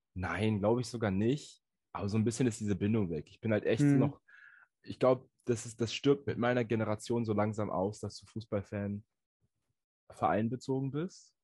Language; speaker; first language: German; native; German